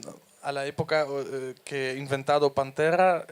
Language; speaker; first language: Spanish; non-native, fluent; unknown